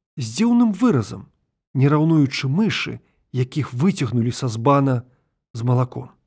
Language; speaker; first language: Belarusian; native; Belarusian